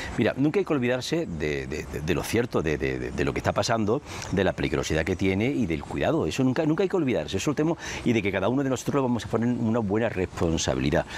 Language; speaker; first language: Spanish; native; Spanish